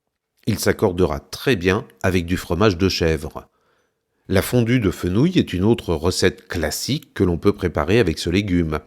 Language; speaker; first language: French; native; French